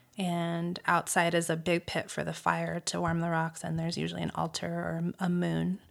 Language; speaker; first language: English; native; English